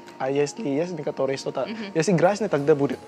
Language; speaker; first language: Russian; non-native, learner; Indonesian